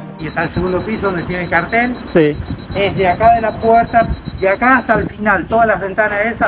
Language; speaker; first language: Spanish; native; Spanish